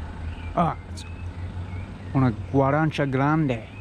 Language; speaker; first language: Spanish; non-native, learner; English